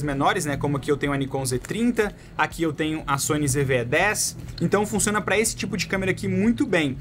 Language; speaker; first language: Portuguese; native; Portuguese